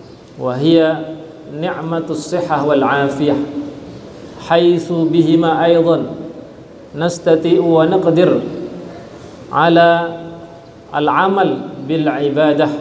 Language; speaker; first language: Arabic; non-native, fluent; Indonesian